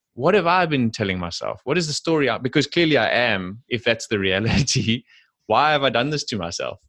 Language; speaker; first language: English; native; English